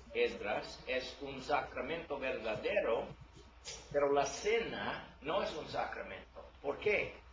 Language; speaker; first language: Spanish; non-native, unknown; English